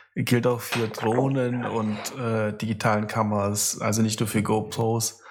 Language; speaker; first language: German; non-native, fluent; Russian